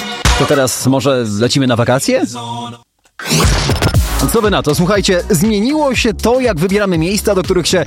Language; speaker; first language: Polish; native; Polish